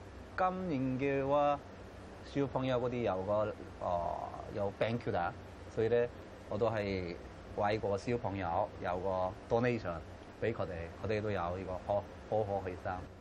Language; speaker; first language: Cantonese; non-native, fluent; Korean